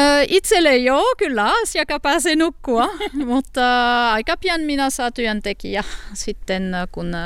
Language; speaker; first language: Finnish; non-native, learner; French